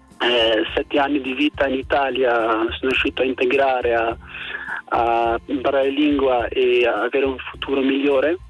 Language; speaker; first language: Italian; non-native, fluent; Arabic